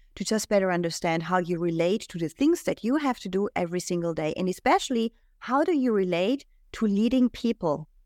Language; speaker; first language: English; non-native, fluent; German